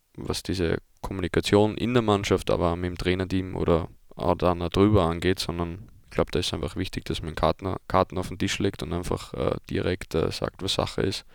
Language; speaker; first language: German; native; German